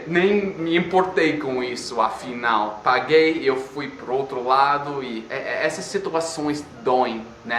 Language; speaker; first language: Portuguese; non-native, fluent; English